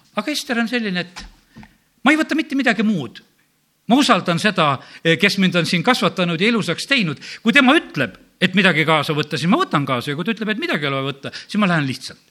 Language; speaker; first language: Estonian; native; Estonian